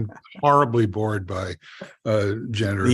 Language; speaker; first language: English; native; English